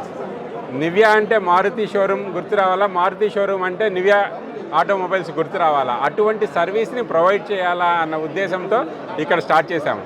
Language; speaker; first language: Telugu; native; Telugu